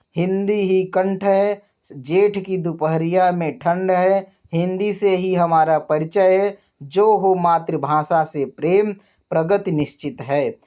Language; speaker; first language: Hindi; native; Hindi